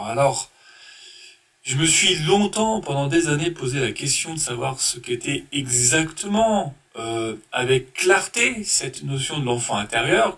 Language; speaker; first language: French; native; French